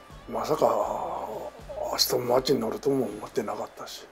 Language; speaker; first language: Japanese; native; Japanese